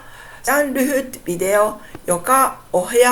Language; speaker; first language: Finnish; non-native, learner; Japanese